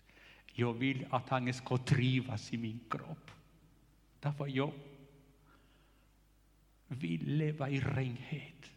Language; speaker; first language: Swedish; non-native, fluent; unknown